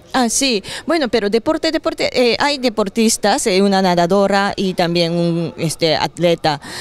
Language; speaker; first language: Spanish; non-native, fluent; Japanese